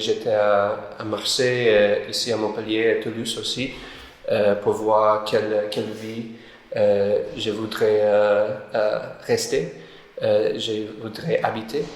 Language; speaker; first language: French; non-native, learner; English